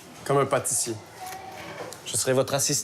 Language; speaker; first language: French; native; French